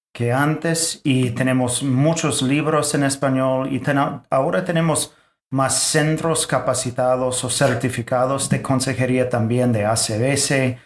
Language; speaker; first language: Spanish; non-native, fluent; English